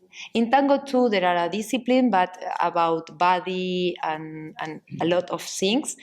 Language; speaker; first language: English; non-native, learner; Spanish